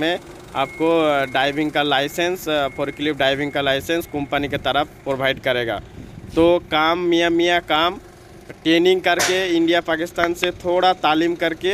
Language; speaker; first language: Hindi; non-native, learner; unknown